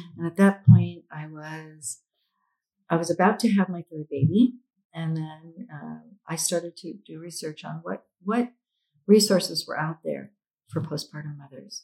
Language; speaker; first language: English; native; English